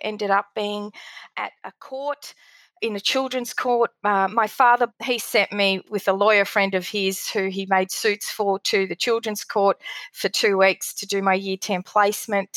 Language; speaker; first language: English; early bilingual, other home language; Greek